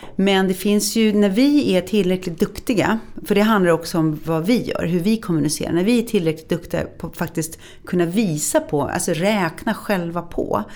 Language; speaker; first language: Swedish; native; Swedish